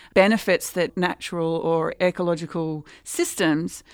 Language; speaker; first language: English; native; English